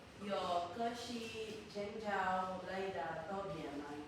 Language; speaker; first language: Chinese; non-native, learner; Filipino